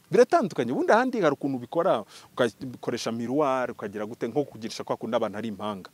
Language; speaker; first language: Kinyarwanda; early bilingual, heritage; Kinyarwanda